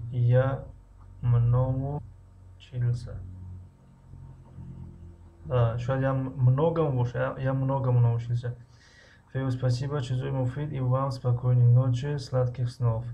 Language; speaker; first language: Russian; non-native, fluent; Tajik